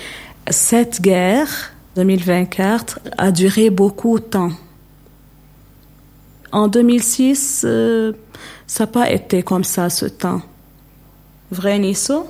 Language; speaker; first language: French; non-native, local second language; Arabic